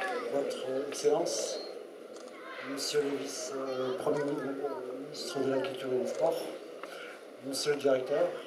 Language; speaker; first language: French; non-native, fluent; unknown